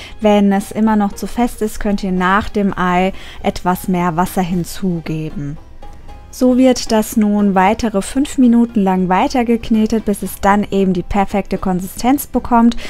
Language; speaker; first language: German; early bilingual, other home language; Turkish